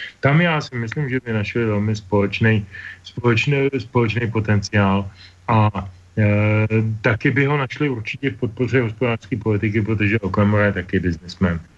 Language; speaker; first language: Czech; native; Czech